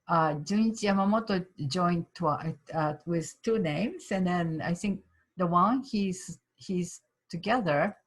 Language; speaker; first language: English; non-native, fluent; Japanese